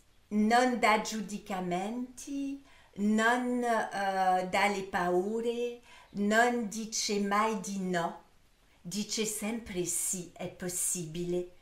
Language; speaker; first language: Italian; early bilingual, heritage; French